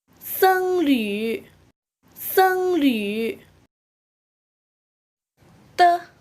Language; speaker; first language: Chinese; non-native, fluent; Thai